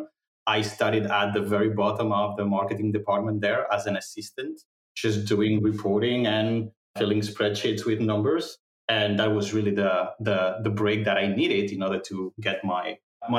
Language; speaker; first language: English; non-native, fluent; Catalan